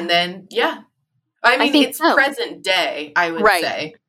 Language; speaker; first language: English; native; English